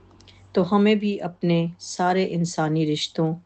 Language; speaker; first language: Urdu; native; Urdu